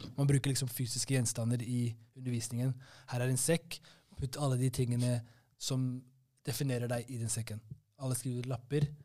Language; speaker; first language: Norwegian; early bilingual, other home language; Somali